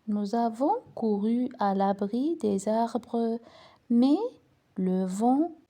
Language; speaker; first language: French; non-native, local second language; Arabic